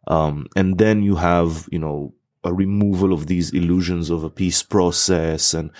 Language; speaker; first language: English; non-native, fluent; Hebrew